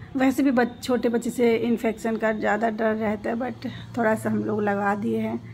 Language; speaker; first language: Hindi; native; Hindi